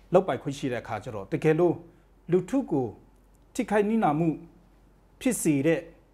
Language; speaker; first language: Burmese; non-native, local second language; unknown